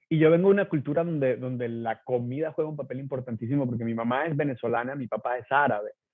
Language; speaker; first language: Spanish; native; Spanish